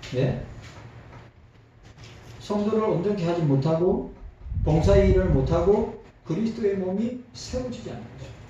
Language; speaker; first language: Korean; native; Korean